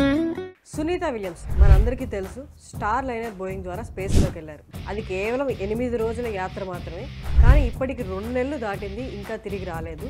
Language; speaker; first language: Telugu; native; Telugu